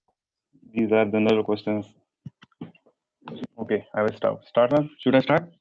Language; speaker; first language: English; non-native, learner; Marathi